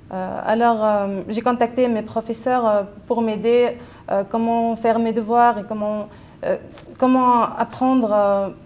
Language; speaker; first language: French; non-native, local second language; Arabic